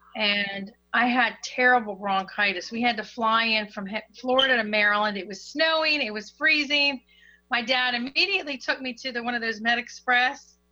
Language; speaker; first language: English; native; English